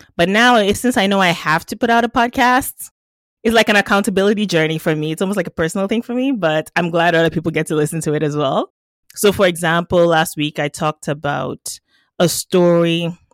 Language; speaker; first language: English; non-native, local second language; Yoruba